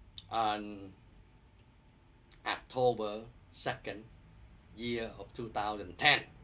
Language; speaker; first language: English; non-native, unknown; Vietnamese